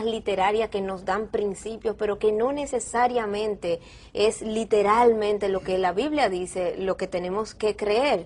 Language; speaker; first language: Spanish; native; Spanish